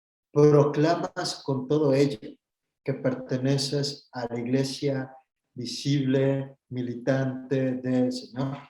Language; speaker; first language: Spanish; native; Spanish